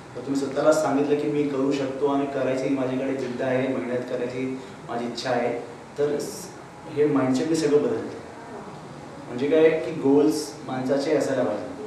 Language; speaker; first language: Marathi; non-native, local second language; Telugu